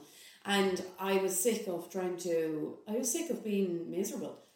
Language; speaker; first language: English; native; English